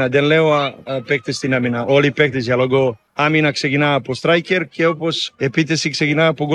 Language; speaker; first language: Greek; non-native, learner; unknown